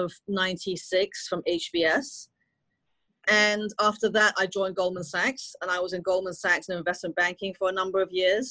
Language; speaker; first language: English; non-native, local second language; Cantonese